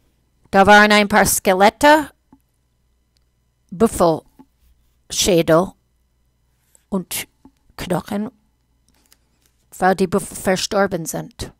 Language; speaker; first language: German; non-native, fluent; English